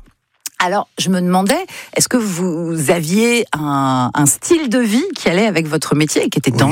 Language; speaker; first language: French; native; French